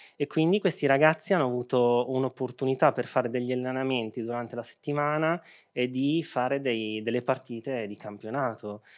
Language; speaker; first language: Italian; early bilingual, other home language; Arabic